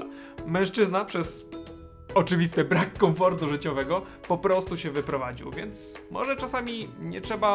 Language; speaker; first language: Polish; native; Polish